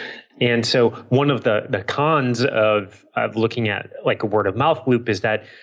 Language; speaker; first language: English; native; English